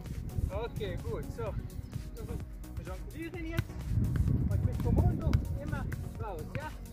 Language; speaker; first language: German; non-native, learner; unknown